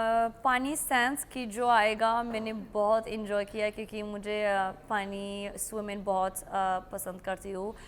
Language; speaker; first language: Hindi; non-native, learner; Arabic